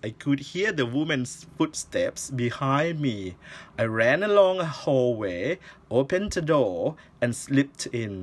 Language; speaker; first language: English; non-native, fluent; Thai